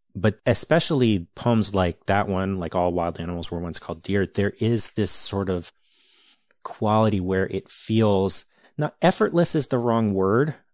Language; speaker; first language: English; native; English